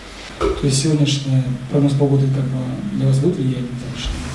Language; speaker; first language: Russian; non-native, fluent; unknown